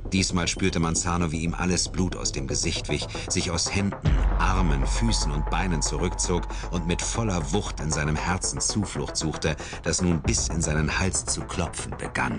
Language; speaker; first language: German; native; German